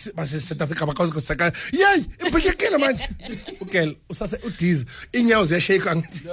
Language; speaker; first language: Zulu; native; Zulu